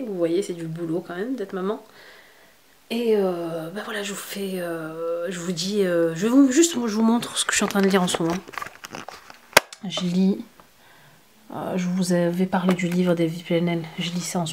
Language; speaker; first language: French; native; French